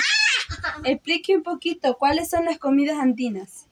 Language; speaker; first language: Portuguese; non-native, learner; Spanish